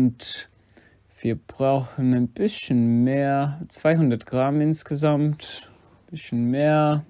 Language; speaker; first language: German; non-native, fluent; English